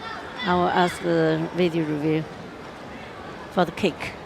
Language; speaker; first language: English; non-native, learner; Chinese